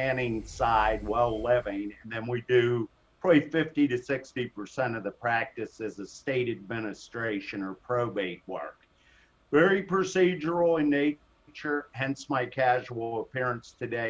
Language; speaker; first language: English; native; English